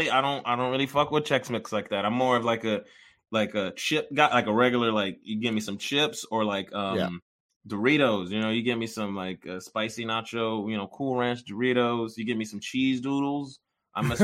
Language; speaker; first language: English; early bilingual, other home language; Yoruba